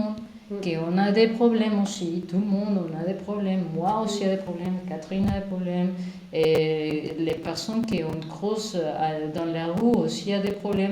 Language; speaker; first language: French; non-native, learner; Spanish